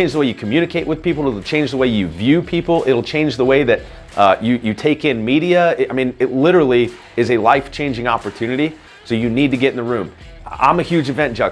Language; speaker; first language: English; native; English